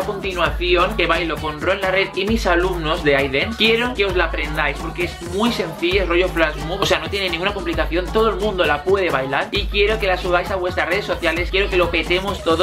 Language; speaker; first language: Spanish; native; Spanish